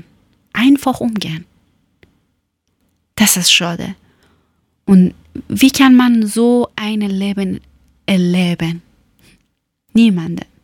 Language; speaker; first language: German; non-native, learner; Persian